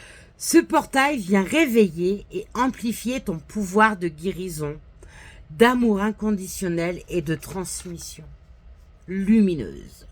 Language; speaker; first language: French; native; French